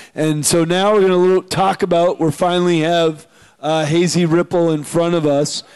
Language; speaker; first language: English; native; English